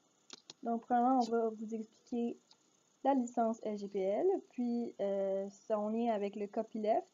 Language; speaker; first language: French; native; French